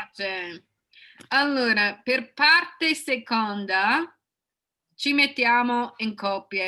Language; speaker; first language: Italian; non-native, fluent; English